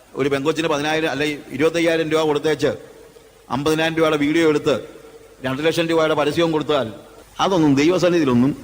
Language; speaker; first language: Malayalam; native; Malayalam